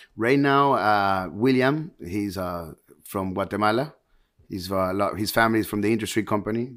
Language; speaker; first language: English; early bilingual, heritage; Spanish